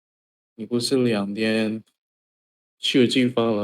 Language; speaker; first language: Chinese; non-native, learner; Indonesian